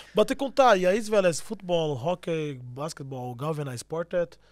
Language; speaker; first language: Latvian; non-native, learner; Portuguese